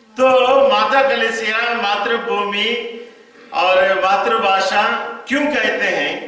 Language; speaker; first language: Hindi; non-native, local second language; Tamil